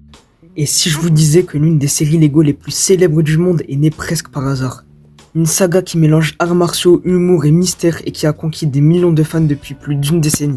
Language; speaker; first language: French; native; French